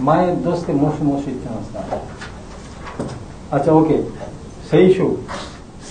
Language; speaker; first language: Japanese; non-native, learner; Bangla